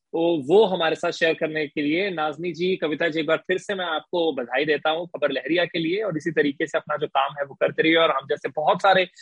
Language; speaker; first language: Hindi; native; Hindi